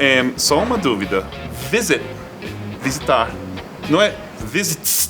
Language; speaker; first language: Portuguese; non-native, fluent; English